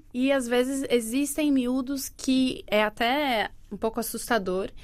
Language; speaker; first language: Portuguese; native; Portuguese